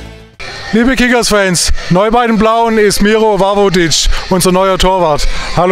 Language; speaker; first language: German; native; German